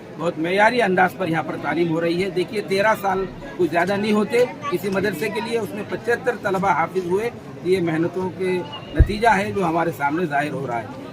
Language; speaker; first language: Urdu; native; Urdu